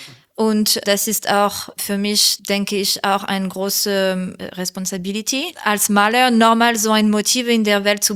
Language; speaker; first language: German; non-native, learner; French